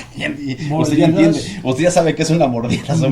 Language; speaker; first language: Spanish; native; Spanish